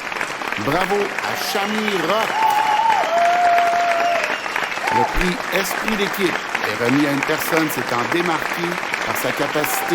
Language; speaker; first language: French; native; French